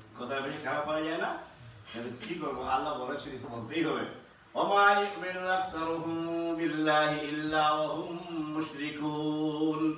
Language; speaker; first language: Bangla; native; Bangla